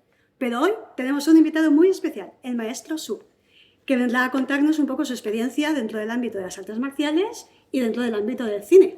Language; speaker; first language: Spanish; native; Spanish